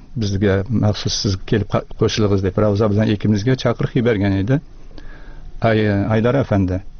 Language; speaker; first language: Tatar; early bilingual, heritage; Tatar